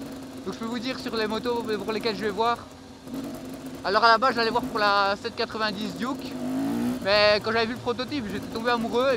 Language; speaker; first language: French; native; French